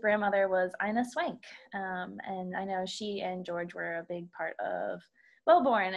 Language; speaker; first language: English; native; English